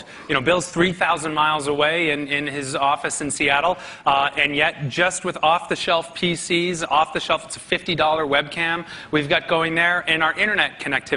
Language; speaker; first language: English; native; English